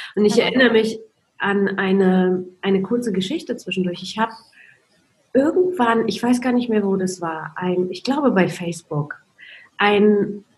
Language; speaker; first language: German; non-native, fluent; Polish